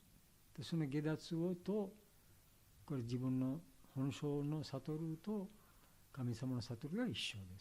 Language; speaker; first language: Japanese; non-native, learner; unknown